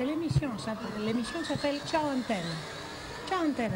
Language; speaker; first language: French; non-native, fluent; Greek